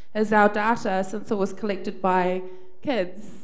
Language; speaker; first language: English; native; English